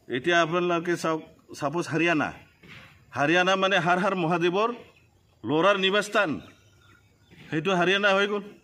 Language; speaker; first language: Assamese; non-native, local second language; Bodo